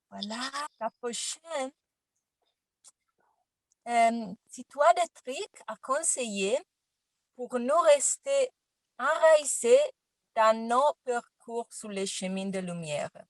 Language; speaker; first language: French; non-native, learner; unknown